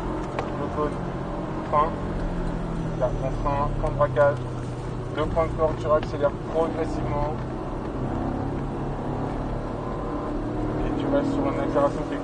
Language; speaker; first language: French; native; French